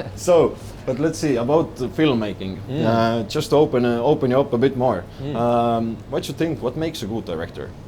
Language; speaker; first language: English; non-native, fluent; Estonian